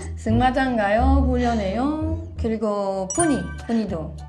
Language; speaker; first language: Korean; non-native, learner; French